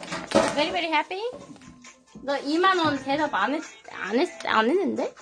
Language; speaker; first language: Korean; non-native, learner; Swedish